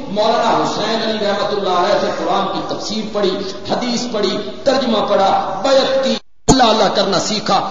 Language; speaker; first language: Urdu; non-native, local second language; Punjabi